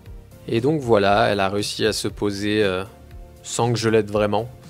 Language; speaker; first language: French; native; French